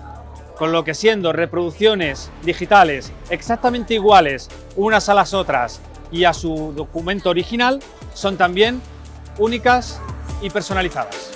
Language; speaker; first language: Spanish; native; Spanish